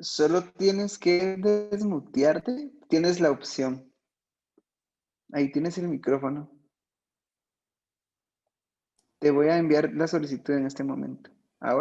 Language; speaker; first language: Spanish; native; Spanish